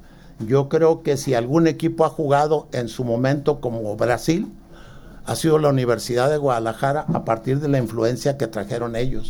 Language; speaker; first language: Spanish; native; Spanish